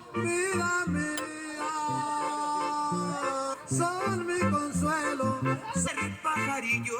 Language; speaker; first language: Spanish; native; Spanish